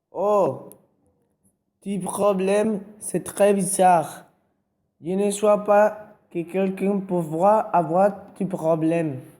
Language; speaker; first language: French; non-native, learner; Spanish